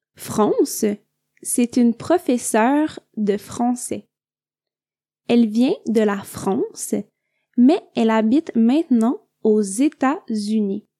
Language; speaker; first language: French; native; French